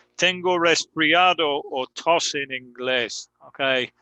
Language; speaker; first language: Spanish; non-native, fluent; English